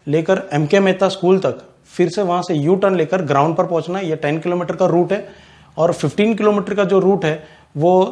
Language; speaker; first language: Hindi; non-native, local second language; Gujarati